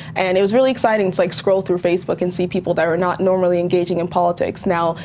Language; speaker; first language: English; native; English